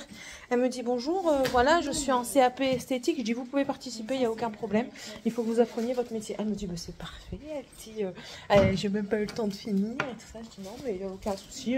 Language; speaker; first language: French; native; French